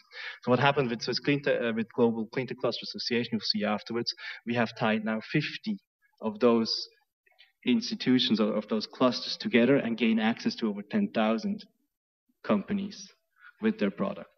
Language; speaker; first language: English; non-native, fluent; German